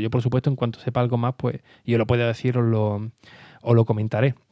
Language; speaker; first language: Spanish; native; Spanish